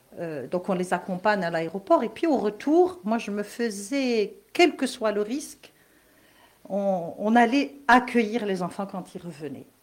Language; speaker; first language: French; non-native, local second language; Kabyle